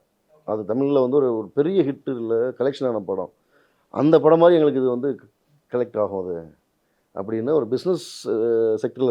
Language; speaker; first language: Tamil; native; Tamil